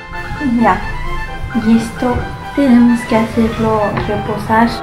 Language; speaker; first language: Spanish; early bilingual, heritage; Spanish